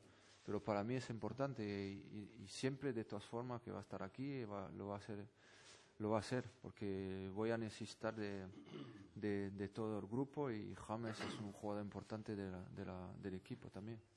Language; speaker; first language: Spanish; non-native, fluent; French